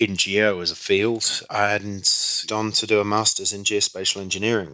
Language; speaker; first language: English; native; English